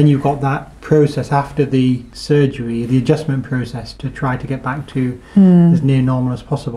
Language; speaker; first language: English; native; English